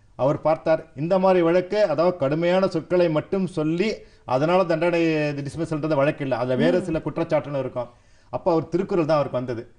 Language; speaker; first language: Tamil; non-native, local second language; Telugu